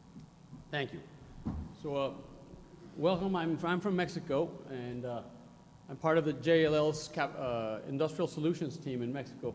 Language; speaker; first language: English; non-native, fluent; Spanish